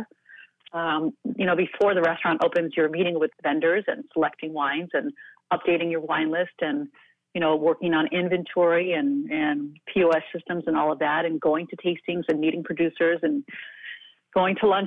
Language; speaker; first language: English; native; English